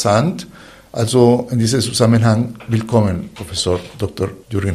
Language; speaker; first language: German; non-native, fluent; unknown